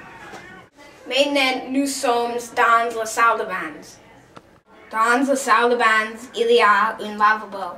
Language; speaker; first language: French; non-native, learner; English